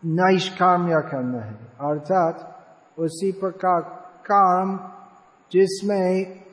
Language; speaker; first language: Hindi; non-native, fluent; English